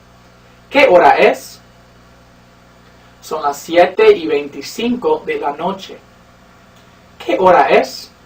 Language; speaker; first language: Spanish; non-native, fluent; English